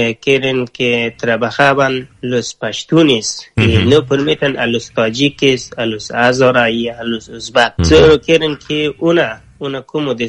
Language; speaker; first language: Spanish; non-native, learner; Persian